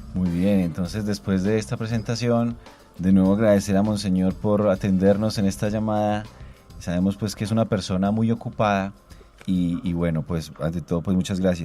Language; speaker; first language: Spanish; native; Spanish